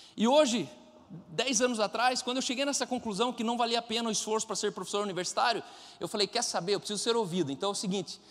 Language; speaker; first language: Portuguese; non-native, fluent; German